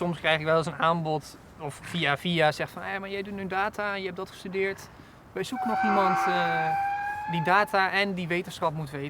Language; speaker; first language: Dutch; native; Dutch